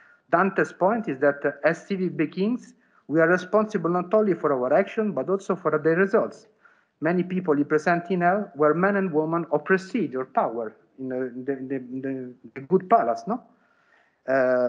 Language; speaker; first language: English; non-native, fluent; Italian